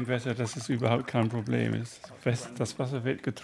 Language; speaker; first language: German; non-native, fluent; English